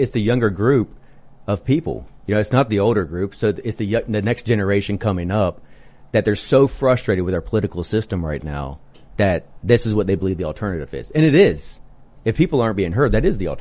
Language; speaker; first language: English; native; English